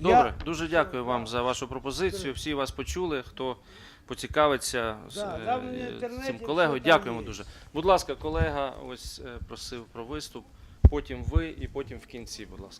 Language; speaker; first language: Ukrainian; native; Ukrainian